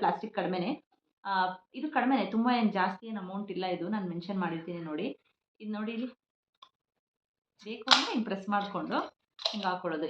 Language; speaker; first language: Kannada; native; Kannada